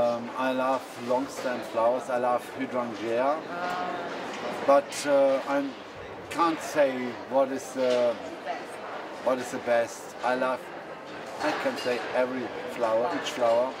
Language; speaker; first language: English; non-native, fluent; German